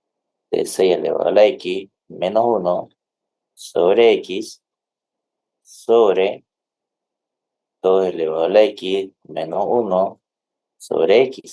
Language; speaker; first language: Spanish; native; Spanish